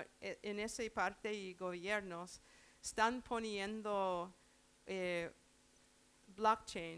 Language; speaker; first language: Spanish; non-native, learner; English